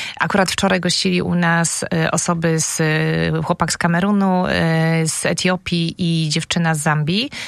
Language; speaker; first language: Polish; native; Polish